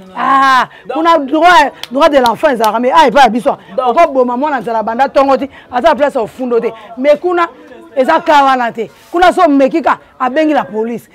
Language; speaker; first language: Lingala; non-native, local second language; Luba-Lulua